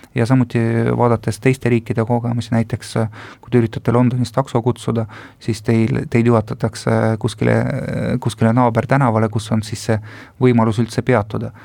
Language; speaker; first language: Estonian; non-native, local second language; Russian